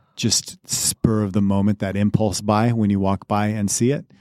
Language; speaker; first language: English; native; English